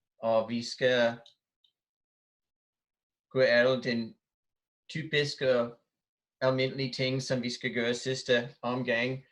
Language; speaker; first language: Danish; non-native, fluent; English